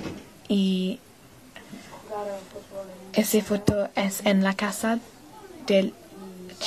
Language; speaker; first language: Spanish; non-native, learner; English